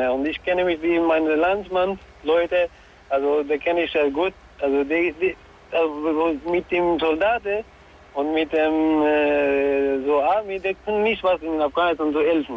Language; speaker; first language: German; non-native, learner; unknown